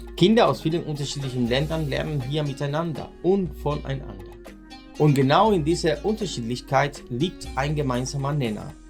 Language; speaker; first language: German; native; German